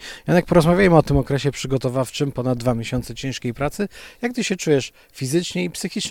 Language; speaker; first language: Polish; native; Polish